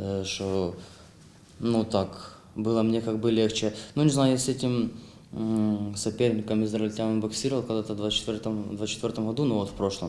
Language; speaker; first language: Russian; non-native, local second language; Ukrainian